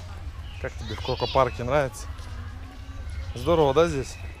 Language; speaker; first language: Russian; native; Russian